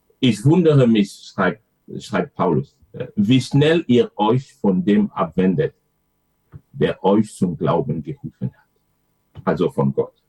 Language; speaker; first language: German; non-native, fluent; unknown